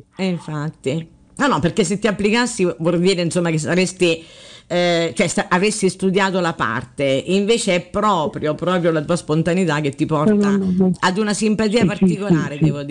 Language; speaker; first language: Italian; native; Italian